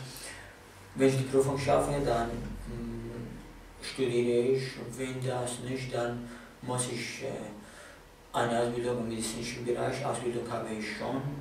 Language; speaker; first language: German; non-native, fluent; Arabic